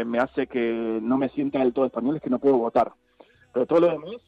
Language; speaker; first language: Spanish; native; Spanish